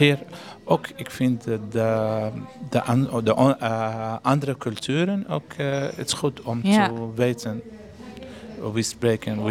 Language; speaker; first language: Dutch; non-native, learner; Arabic